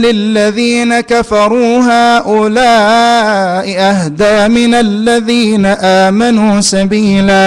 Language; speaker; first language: Arabic; native; Arabic